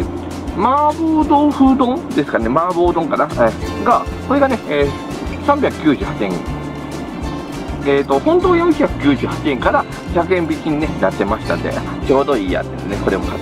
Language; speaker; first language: Japanese; native; Japanese